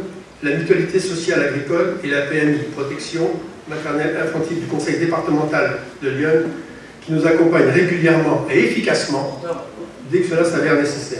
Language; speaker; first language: French; native; French